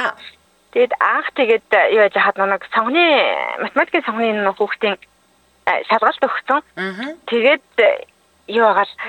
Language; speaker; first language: Mongolian; native; Mongolian